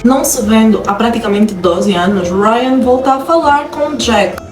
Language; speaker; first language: Portuguese; native; Portuguese